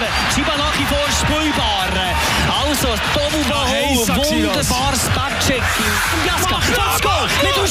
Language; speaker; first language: German; native; German